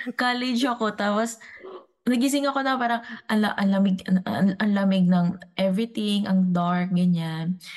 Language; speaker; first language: Filipino; non-native, local second language; Cebuano